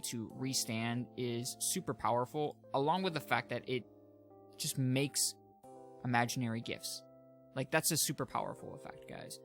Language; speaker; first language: English; native; English